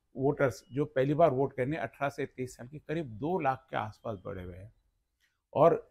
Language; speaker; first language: Hindi; non-native, local second language; Marathi